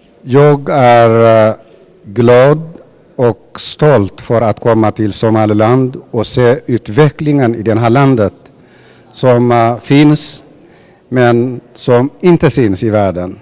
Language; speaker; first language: Swedish; non-native, fluent; Somali